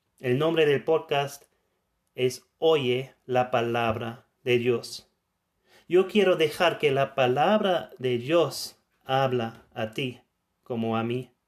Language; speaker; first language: Spanish; non-native, fluent; German